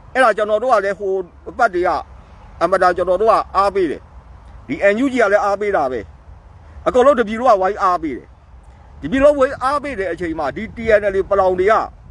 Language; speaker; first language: Burmese; native; Burmese